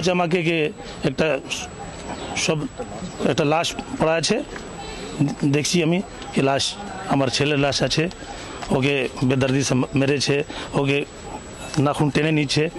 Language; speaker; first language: Bangla; non-native, local second language; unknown